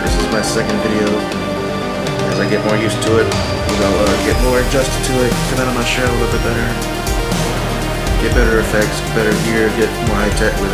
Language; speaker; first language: English; native; English